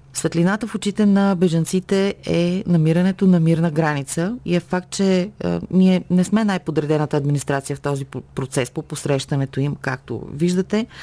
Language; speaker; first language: Bulgarian; native; Bulgarian